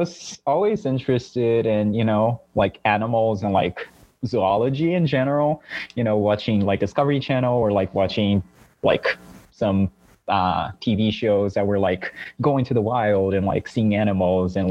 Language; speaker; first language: English; non-native, fluent; Portuguese